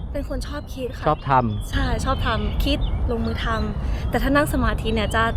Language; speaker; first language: Thai; early bilingual, other home language; Italian